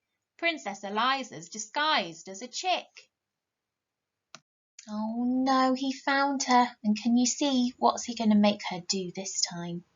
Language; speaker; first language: English; native; English